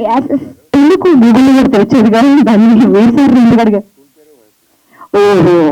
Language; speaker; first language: Telugu; native; Telugu